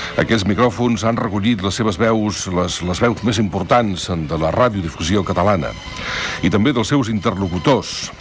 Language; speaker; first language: Catalan; native; Catalan